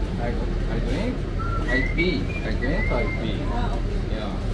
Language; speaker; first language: English; non-native, learner; Japanese